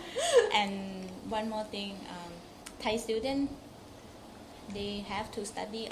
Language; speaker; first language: English; non-native, local second language; Thai